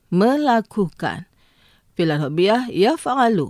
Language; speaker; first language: Arabic; non-native, learner; Indonesian